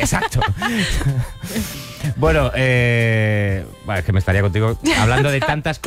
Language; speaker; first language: Spanish; native; Spanish